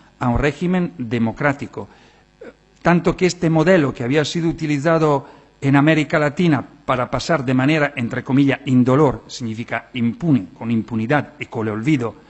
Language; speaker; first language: Spanish; non-native, fluent; Italian